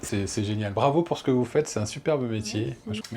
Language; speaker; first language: French; native; French